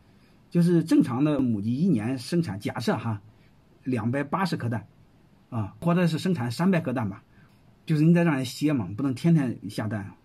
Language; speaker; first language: Chinese; native; Chinese